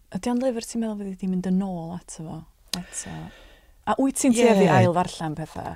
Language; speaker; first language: Welsh; native; Welsh